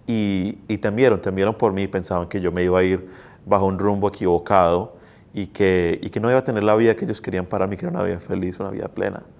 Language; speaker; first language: Spanish; early bilingual, other home language; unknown